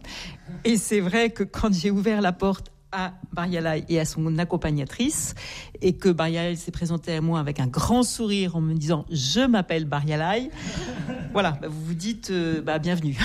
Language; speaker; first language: French; native; French